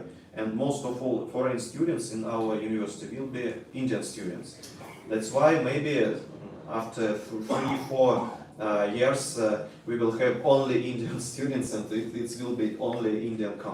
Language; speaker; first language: English; non-native, learner; Russian